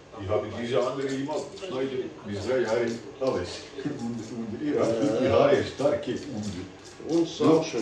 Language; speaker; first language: German; non-native, learner; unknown